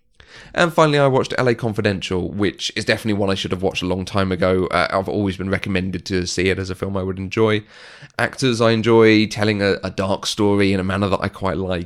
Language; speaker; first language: English; native; English